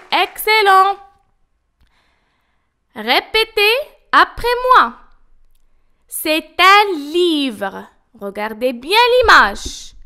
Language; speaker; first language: French; non-native, local second language; Arabic